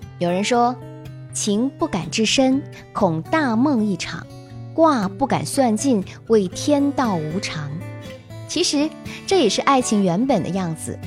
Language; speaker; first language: Chinese; native; Chinese